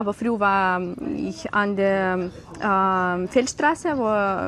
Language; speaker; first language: German; non-native, learner; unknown